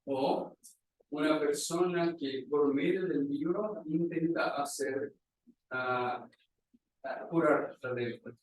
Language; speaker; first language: Spanish; non-native, fluent; Portuguese